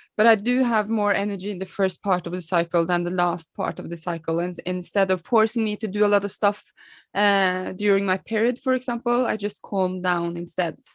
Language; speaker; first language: English; non-native, fluent; Norwegian